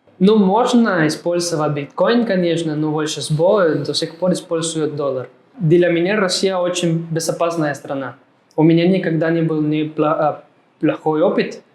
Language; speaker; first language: Russian; non-native, fluent; Spanish